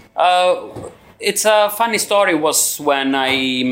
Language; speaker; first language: English; non-native, learner; Italian